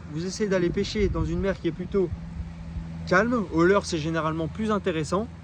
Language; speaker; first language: French; native; French